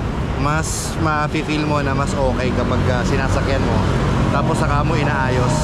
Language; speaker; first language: Filipino; native; Filipino